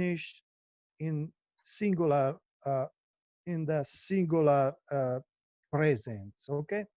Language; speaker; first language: English; non-native, learner; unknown